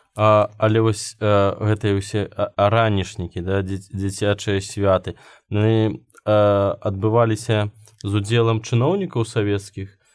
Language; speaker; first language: Belarusian; non-native, local second language; Russian